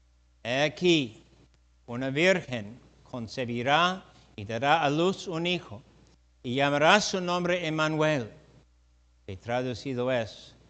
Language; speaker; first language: Spanish; non-native, fluent; English